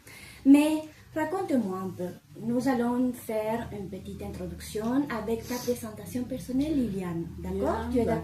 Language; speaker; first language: French; non-native, fluent; Spanish